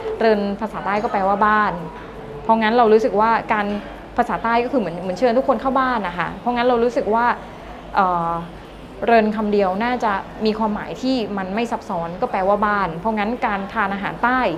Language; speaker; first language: Thai; native; Thai